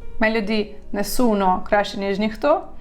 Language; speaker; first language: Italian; non-native, fluent; Ukrainian